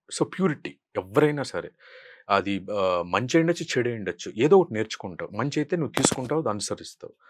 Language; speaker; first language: Telugu; native; Telugu